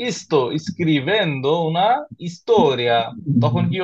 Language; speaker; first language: Italian; non-native, fluent; Bangla